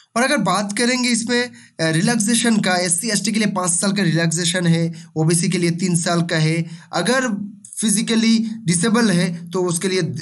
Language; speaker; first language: Hindi; non-native, local second language; Bangla